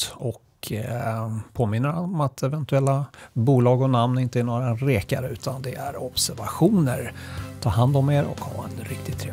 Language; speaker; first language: Swedish; native; Swedish